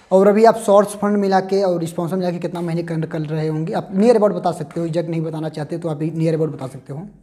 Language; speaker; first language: Hindi; native; Hindi